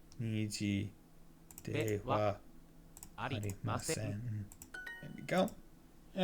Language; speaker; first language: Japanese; non-native, learner; English